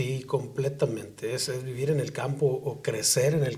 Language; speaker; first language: Spanish; native; Spanish